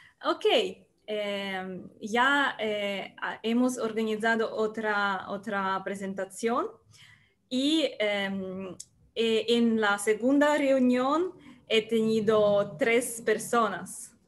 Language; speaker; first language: Spanish; non-native, learner; Russian